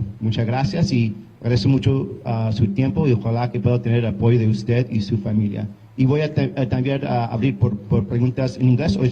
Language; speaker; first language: Spanish; early bilingual, heritage; English